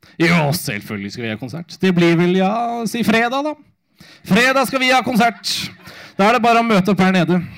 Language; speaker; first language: Norwegian; native; Norwegian